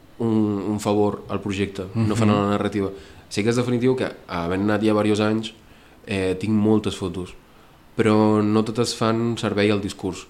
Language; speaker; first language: Catalan; native; Catalan